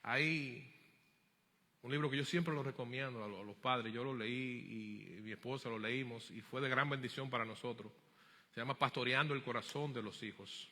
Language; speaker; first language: Spanish; native; Spanish